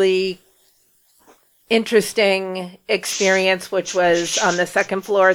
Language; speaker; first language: English; native; English